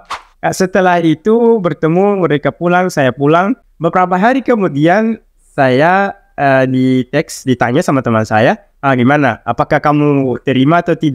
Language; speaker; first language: Indonesian; non-native, local second language; Arabic